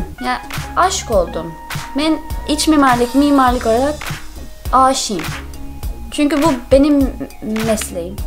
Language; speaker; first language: Turkish; non-native, learner; English